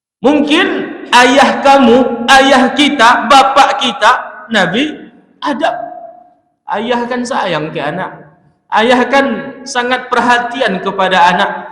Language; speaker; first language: Malay; native; Malay